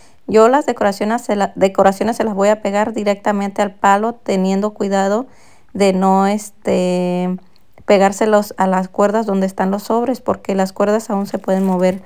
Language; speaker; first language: Spanish; native; Spanish